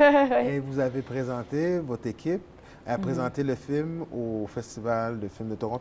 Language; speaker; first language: French; native; French